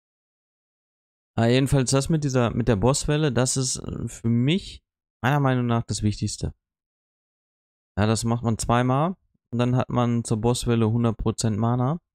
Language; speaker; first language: German; native; German